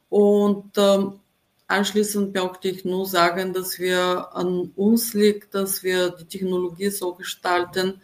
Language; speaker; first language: German; non-native, fluent; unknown